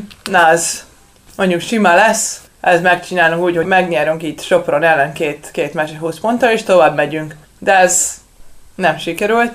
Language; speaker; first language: Hungarian; non-native, learner; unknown